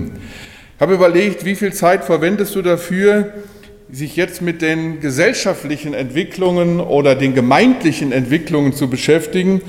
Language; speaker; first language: German; native; German